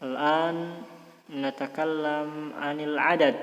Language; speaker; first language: Arabic; non-native, fluent; Indonesian